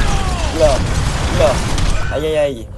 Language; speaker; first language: French; native; French